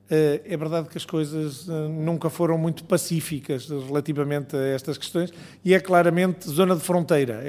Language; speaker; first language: Portuguese; native; Portuguese